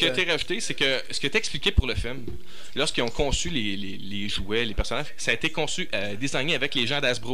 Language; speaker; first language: French; native; French